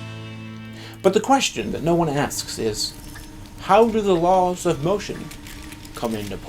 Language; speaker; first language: English; native; English